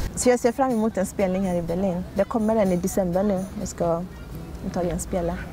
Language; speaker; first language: Swedish; early bilingual, other home language; Ganda